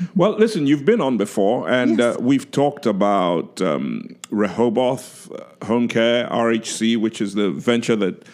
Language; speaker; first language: English; non-native, local second language; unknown